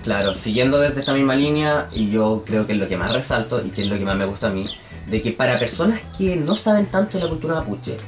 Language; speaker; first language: Spanish; native; Spanish